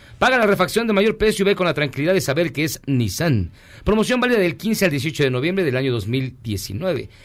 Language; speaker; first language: Spanish; native; Spanish